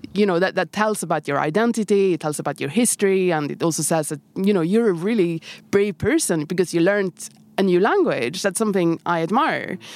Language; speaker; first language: English; non-native, fluent; Swedish